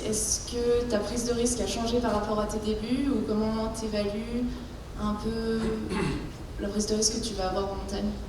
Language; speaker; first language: French; native; French